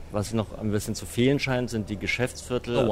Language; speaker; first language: German; native; German